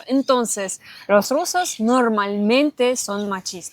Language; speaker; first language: Spanish; non-native, learner; Russian